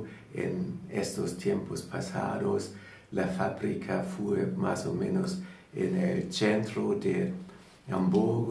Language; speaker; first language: Spanish; non-native, learner; German